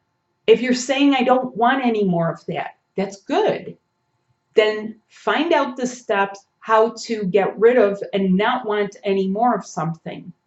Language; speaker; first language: English; native; English